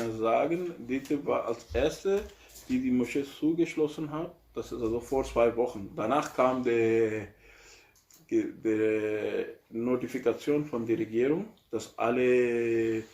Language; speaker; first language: German; non-native, learner; Urdu